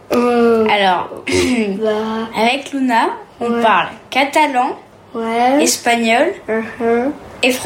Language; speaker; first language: French; early bilingual, heritage; French